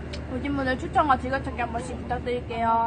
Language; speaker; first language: Korean; native; Korean